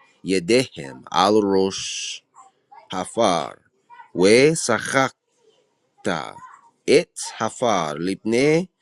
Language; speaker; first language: Hebrew; non-native, learner; English